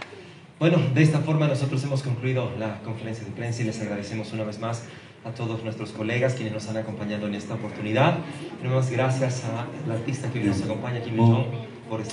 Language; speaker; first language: Spanish; native; Spanish